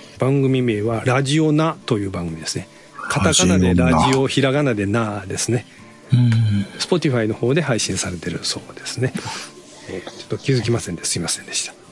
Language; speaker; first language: Japanese; native; Japanese